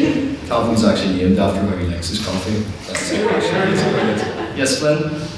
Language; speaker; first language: English; native; English